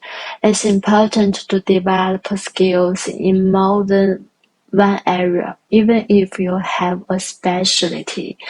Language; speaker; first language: English; non-native, learner; Chinese